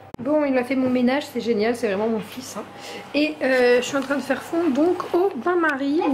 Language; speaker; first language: French; native; French